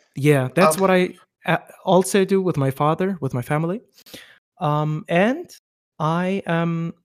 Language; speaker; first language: English; non-native, fluent; German